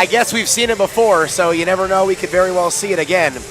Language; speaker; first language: English; native; English